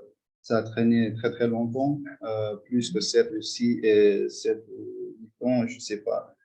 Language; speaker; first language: French; non-native, fluent; Tibetan